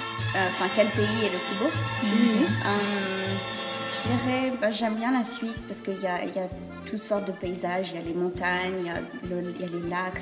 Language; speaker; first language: French; early bilingual, heritage; French